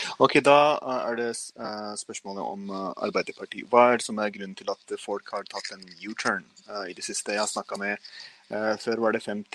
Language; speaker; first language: Norwegian; early bilingual, other home language; Urdu